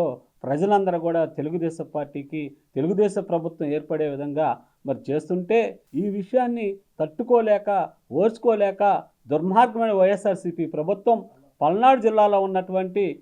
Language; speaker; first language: Telugu; native; Telugu